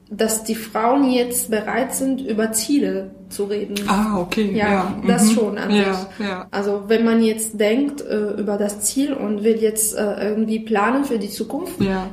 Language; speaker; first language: German; non-native, fluent; Arabic